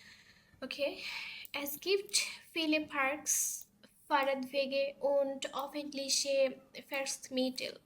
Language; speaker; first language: German; non-native, learner; Bangla